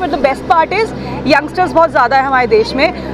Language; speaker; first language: Hindi; native; Hindi